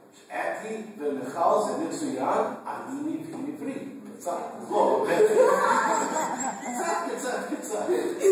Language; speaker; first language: Hebrew; non-native, learner; English